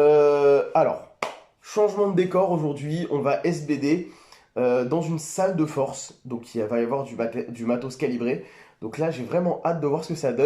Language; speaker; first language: French; native; French